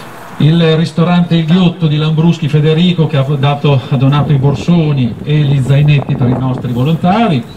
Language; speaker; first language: Italian; native; Italian